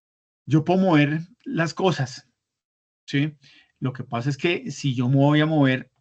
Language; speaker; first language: Spanish; native; Spanish